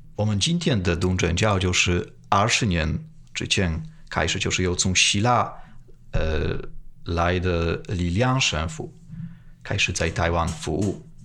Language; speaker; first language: Chinese; non-native, fluent; Polish